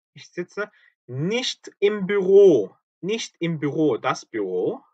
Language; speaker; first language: German; non-native, fluent; Korean